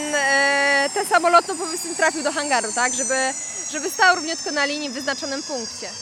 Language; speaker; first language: Polish; native; Polish